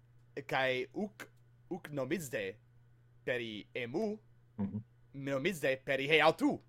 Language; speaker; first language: Greek; non-native, fluent; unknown